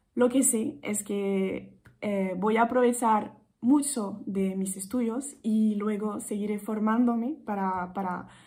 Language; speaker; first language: Spanish; non-native, fluent; French